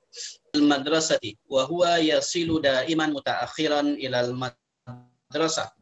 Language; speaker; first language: Arabic; non-native, fluent; Indonesian